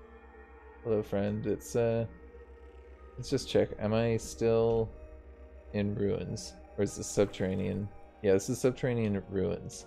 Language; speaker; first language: English; native; English